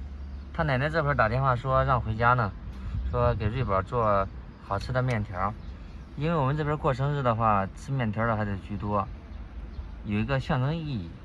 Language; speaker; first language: Chinese; native; Chinese